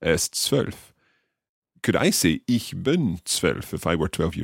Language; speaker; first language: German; non-native, learner; English